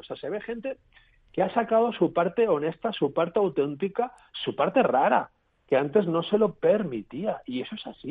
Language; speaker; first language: Spanish; native; Spanish